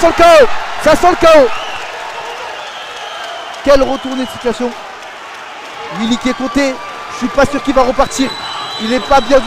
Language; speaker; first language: French; native; French